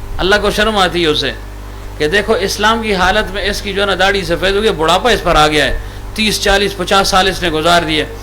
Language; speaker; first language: Urdu; non-native, local second language; Pashto